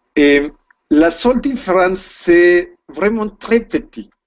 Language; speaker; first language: French; non-native, learner; Spanish